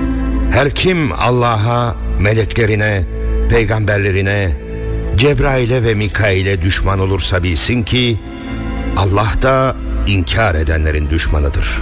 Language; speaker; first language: Turkish; native; Turkish